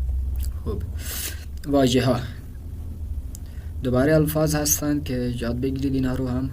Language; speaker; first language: Persian; non-native, fluent; Urdu